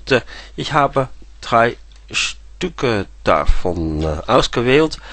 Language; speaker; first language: German; non-native, fluent; Dutch